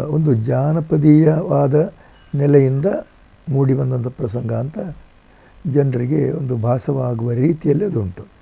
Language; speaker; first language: Kannada; non-native, local second language; Tulu